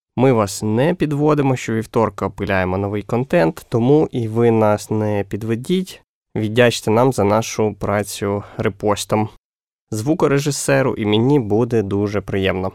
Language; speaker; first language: Ukrainian; native; Ukrainian